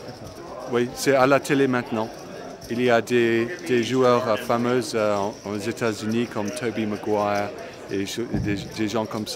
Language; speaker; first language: French; non-native, fluent; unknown